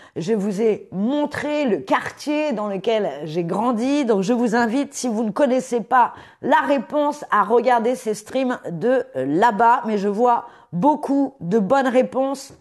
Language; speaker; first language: French; native; French